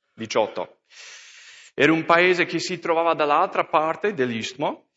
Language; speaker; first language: Italian; non-native, fluent; English